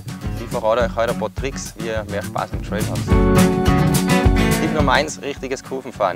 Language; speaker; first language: German; native; German